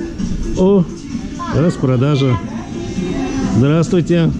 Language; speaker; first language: Russian; native; Russian